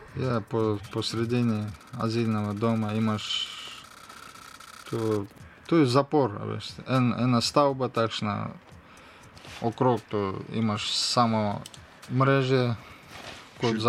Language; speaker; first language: Slovenian; non-native, learner; Russian